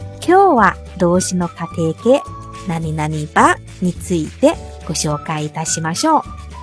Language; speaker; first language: Japanese; non-native, fluent; Chinese